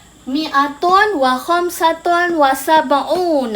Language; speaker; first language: Arabic; non-native, fluent; Malay